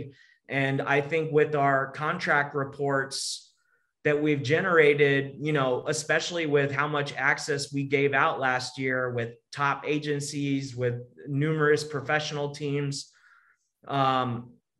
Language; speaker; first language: English; native; English